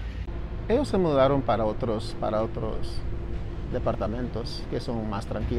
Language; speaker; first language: Spanish; native; Spanish